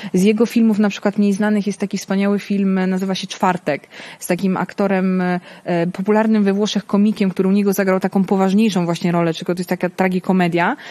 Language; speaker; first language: Polish; early bilingual, heritage; Italian